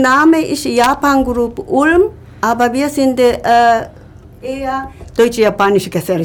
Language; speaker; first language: German; non-native, learner; Japanese